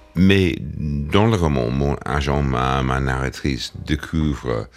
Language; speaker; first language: French; non-native, fluent; English